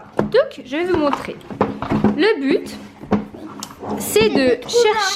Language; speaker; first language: French; native; French